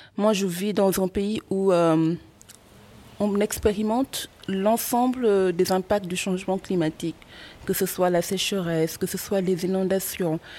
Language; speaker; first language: French; non-native, local second language; Wolof